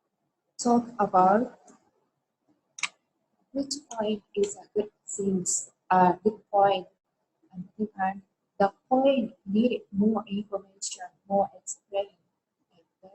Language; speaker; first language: English; non-native, learner; Japanese